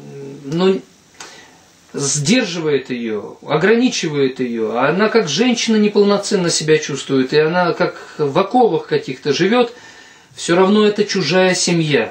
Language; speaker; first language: Russian; native; Russian